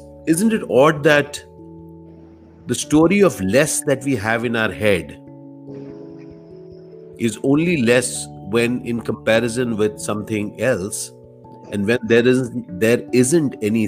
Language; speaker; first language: English; non-native, local second language; Hindi